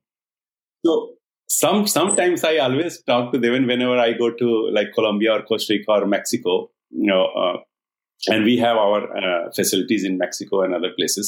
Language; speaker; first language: English; non-native, local second language; Hindi